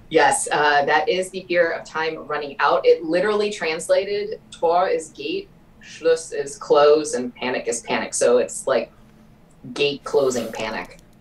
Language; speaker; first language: English; native; English